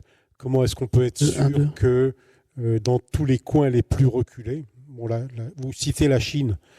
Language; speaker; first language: French; native; French